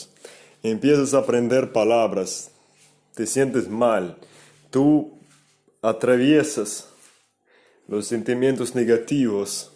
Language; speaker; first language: Spanish; non-native, fluent; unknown